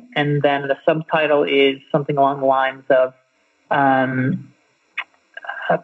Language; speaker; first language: English; native; English